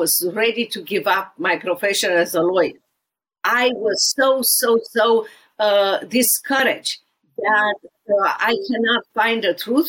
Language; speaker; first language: English; non-native, fluent; Romanian